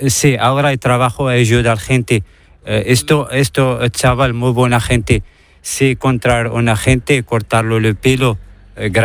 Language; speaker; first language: Spanish; non-native, learner; Arabic